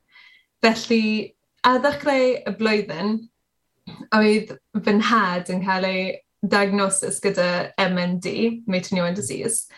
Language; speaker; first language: Welsh; non-native, learner; English